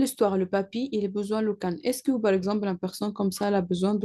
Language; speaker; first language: French; non-native, learner; Arabic